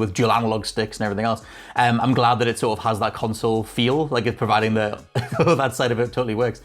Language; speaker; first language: English; native; English